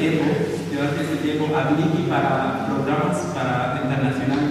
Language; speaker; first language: Spanish; non-native, learner; Arabic